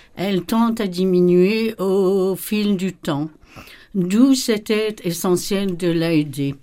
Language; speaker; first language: French; non-native, learner; Dutch